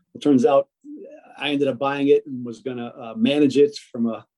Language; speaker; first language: English; early bilingual, other home language; Italian